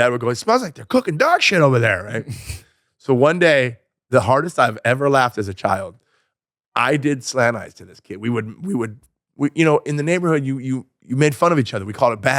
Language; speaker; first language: English; native; English